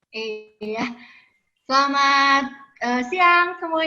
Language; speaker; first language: Indonesian; native; Indonesian